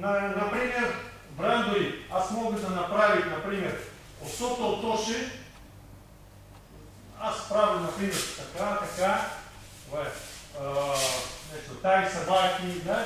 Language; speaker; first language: Bulgarian; non-native, learner; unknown